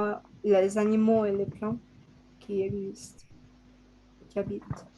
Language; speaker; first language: French; non-native, learner; Spanish